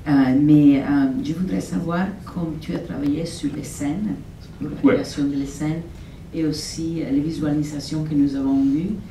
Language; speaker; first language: French; non-native, learner; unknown